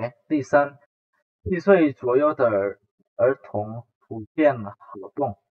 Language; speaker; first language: Chinese; non-native, fluent; Indonesian